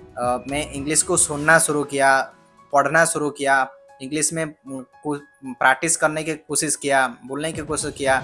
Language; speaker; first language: Hindi; non-native, local second language; Odia